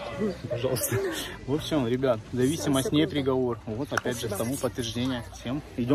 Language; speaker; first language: Russian; native; Russian